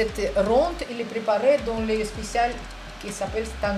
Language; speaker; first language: French; non-native, learner; Russian